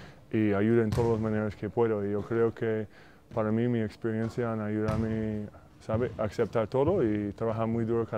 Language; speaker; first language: Spanish; non-native, fluent; English